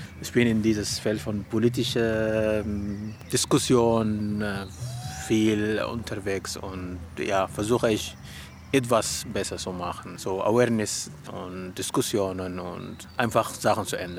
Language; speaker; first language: German; non-native, learner; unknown